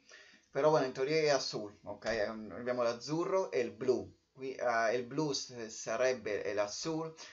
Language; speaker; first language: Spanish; non-native, fluent; Italian